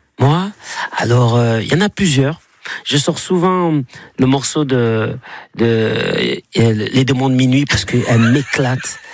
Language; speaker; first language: French; native; French